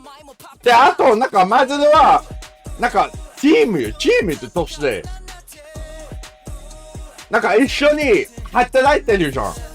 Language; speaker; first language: Japanese; non-native, learner; English